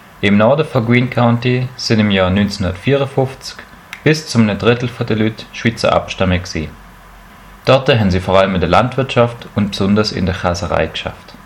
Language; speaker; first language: German; native; German